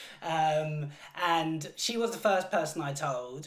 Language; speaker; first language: English; native; English